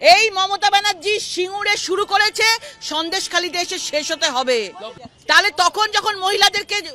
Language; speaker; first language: Bangla; native; Bangla